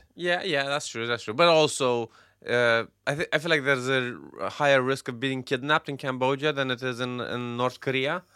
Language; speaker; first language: English; non-native, fluent; Romanian